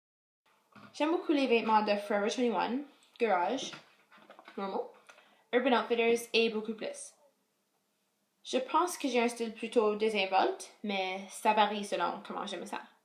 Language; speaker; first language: French; non-native, local second language; English